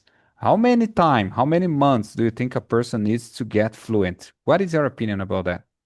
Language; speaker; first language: English; non-native, fluent; Portuguese